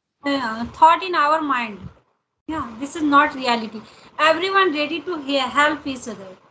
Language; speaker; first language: English; non-native, learner; Hindi